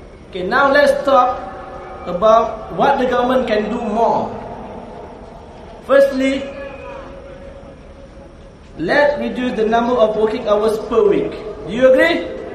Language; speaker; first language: English; non-native, local second language; Malay